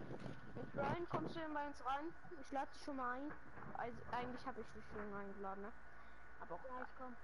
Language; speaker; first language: German; native; German